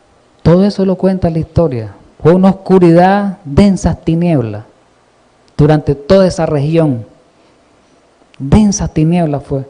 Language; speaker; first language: Spanish; native; Spanish